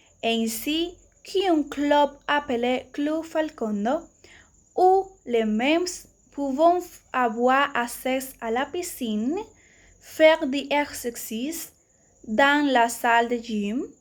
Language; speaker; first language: French; non-native, learner; Spanish